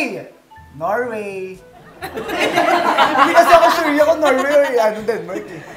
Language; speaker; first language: Filipino; native; Filipino